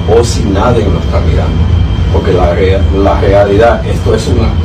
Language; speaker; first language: Spanish; early bilingual, heritage; Spanish